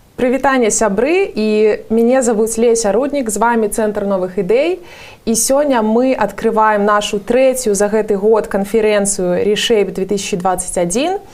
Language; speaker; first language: Belarusian; non-native, local second language; Russian